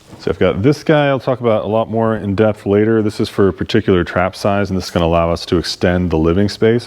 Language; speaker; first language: English; native; English